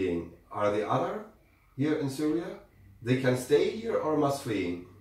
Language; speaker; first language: English; non-native, learner; German